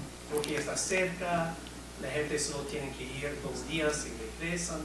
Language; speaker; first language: Spanish; non-native, fluent; English